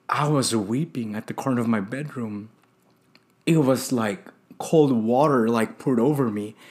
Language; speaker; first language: English; non-native, local second language; Filipino